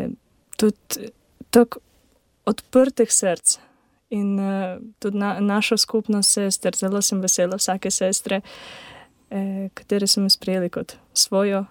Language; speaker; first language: Slovenian; non-native, learner; Ukrainian